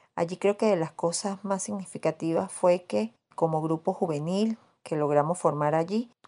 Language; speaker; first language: Spanish; native; Spanish